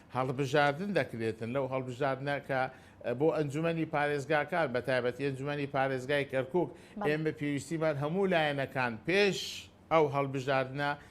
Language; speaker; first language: Central Kurdish; non-native, local second language; Azerbaijani